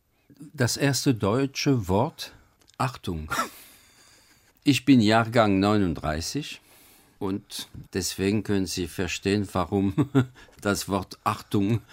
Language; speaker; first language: German; non-native, fluent; French